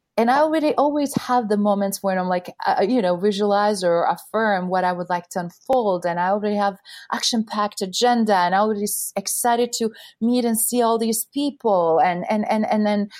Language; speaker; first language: English; non-native, fluent; Bosnian